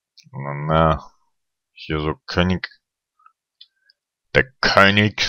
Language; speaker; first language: German; non-native, fluent; Russian